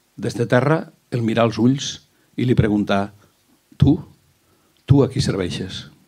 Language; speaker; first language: Catalan; native; Catalan